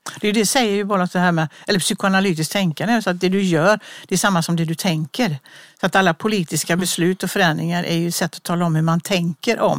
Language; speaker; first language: Swedish; native; Swedish